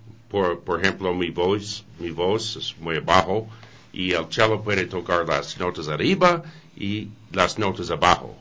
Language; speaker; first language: Spanish; non-native, learner; English